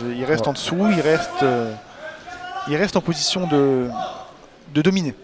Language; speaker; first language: French; native; French